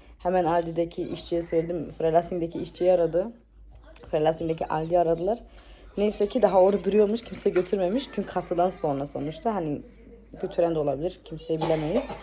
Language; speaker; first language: Turkish; early bilingual, heritage; Turkish